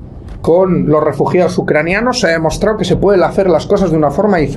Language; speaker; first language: Spanish; native; Spanish